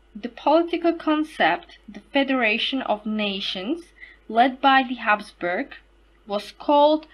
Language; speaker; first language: English; non-native, fluent; Slovak